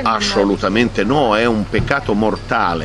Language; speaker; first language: Italian; native; Italian